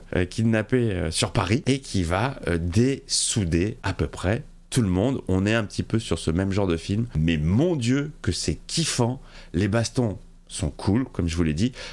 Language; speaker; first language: French; native; French